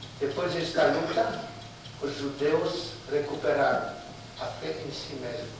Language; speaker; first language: Portuguese; non-native, fluent; Yiddish